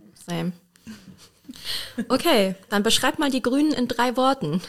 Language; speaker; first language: German; native; German